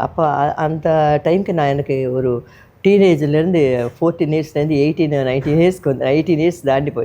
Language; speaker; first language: Tamil; non-native, local second language; Telugu